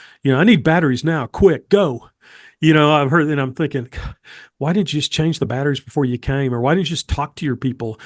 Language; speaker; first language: English; native; English